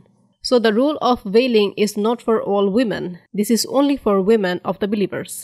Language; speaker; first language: English; non-native, fluent; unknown